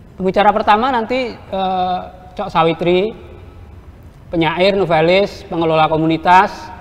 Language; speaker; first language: Indonesian; native; Indonesian